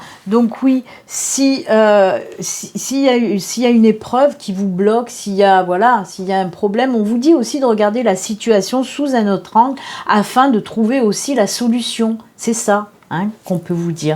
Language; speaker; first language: French; native; French